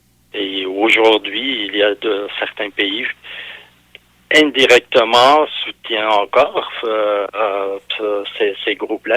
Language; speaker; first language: French; non-native, fluent; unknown